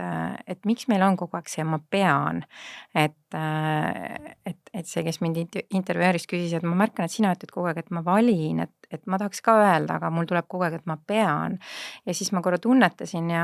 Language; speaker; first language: Estonian; native; Estonian